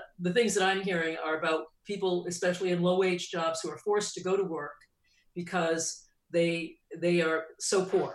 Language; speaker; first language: English; native; English